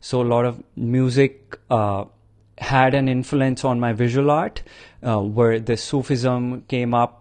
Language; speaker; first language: English; non-native, local second language; Punjabi